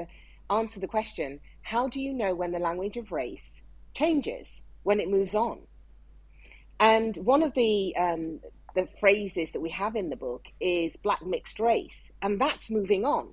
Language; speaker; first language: English; non-native, local second language; Yoruba